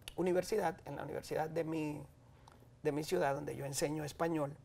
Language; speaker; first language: Spanish; native; Spanish